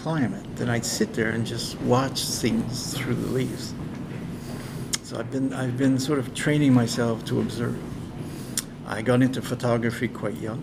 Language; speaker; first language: English; native; English